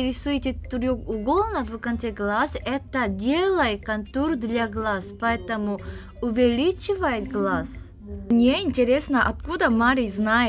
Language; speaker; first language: Russian; non-native, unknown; Korean